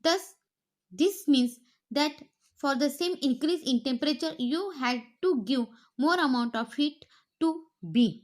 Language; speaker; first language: English; non-native, local second language; Marathi